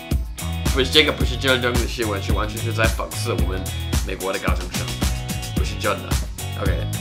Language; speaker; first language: Chinese; non-native, fluent; English